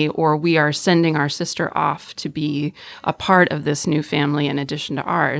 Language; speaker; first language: English; native; English